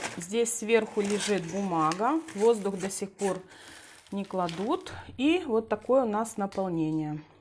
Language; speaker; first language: Russian; non-native, local second language; Ukrainian